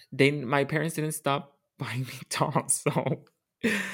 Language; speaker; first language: English; early bilingual, other home language; Spanish